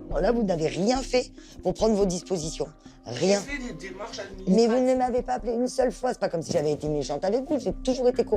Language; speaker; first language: French; native; French